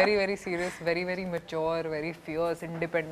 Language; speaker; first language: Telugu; non-native, local second language; Hindi